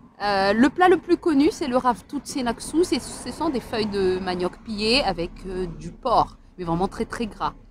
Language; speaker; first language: French; non-native, local second language; Malagasy